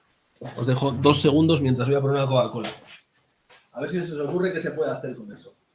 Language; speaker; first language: Spanish; native; Spanish